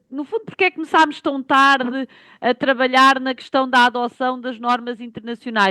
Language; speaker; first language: Portuguese; native; Portuguese